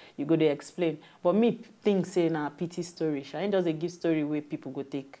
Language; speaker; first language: Nigerian Pidgin; native; Nigerian Pidgin